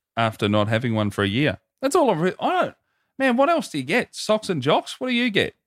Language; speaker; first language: English; native; English